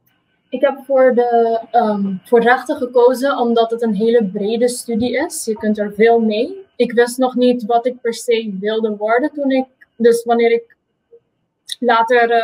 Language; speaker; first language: Dutch; non-native, local second language; Papiamento